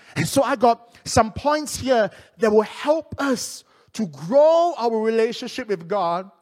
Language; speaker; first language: English; non-native, local second language; Min Nan Chinese